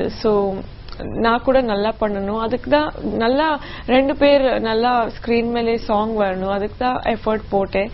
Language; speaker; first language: Tamil; non-native, local second language; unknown